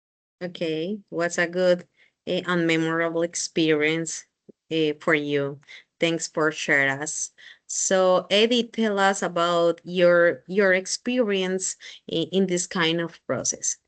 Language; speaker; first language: English; non-native, learner; Spanish